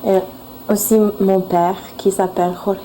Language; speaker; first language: French; non-native, learner; English